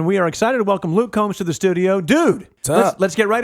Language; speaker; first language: English; native; English